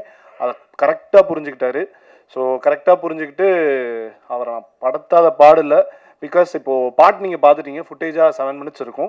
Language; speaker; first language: Tamil; native; Tamil